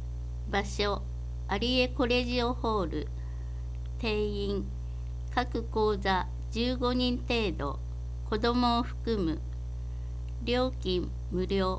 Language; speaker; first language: Japanese; native; Japanese